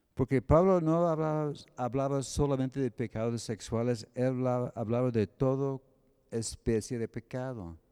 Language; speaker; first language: Spanish; non-native, fluent; English